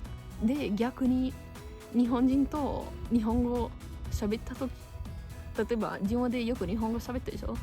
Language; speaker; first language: Japanese; non-native, fluent; Italian